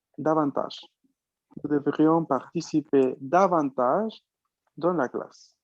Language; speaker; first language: French; non-native, fluent; Spanish